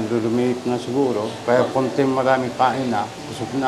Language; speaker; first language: Filipino; non-native, learner; Japanese